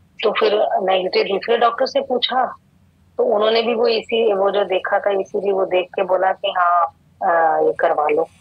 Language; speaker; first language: Hindi; native; Hindi